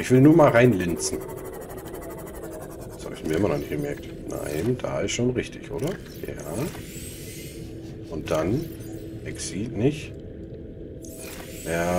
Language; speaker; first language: German; native; German